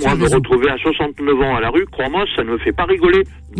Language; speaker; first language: French; native; French